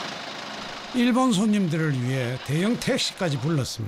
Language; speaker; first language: Korean; native; Korean